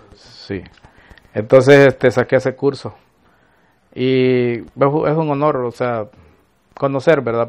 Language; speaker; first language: Spanish; native; Spanish